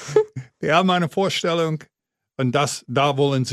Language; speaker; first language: German; non-native, fluent; English